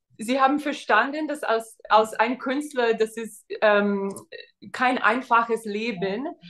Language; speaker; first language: German; non-native, fluent; English